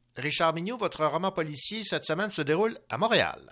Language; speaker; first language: French; native; French